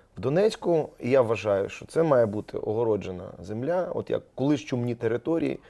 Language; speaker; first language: Ukrainian; non-native, local second language; Russian